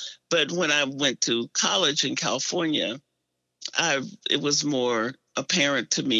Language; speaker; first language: English; native; English